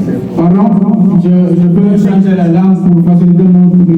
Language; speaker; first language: French; non-native, learner; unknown